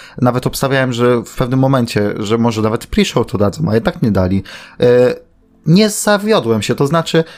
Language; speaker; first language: Polish; native; Polish